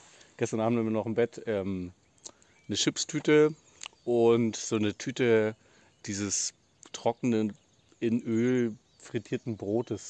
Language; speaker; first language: German; native; German